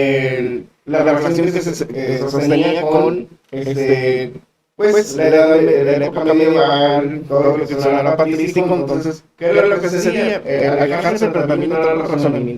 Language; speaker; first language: Spanish; native; Spanish